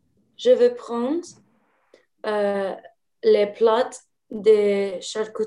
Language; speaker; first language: French; non-native, learner; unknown